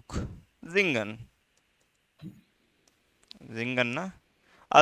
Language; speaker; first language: German; non-native, fluent; Hindi